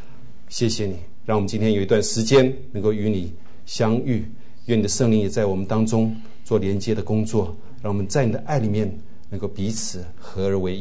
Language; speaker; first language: Chinese; native; Chinese